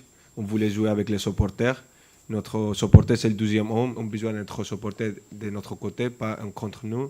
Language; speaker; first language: French; non-native, fluent; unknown